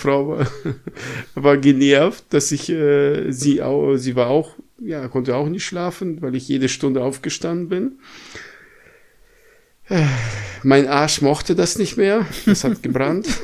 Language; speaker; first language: German; non-native, fluent; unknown